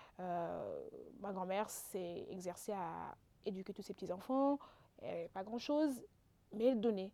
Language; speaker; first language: French; non-native, local second language; Wolof